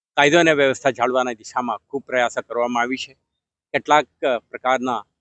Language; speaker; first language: Gujarati; non-native, local second language; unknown